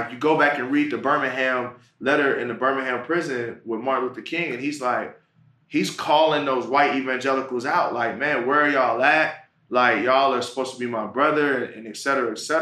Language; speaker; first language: English; native; English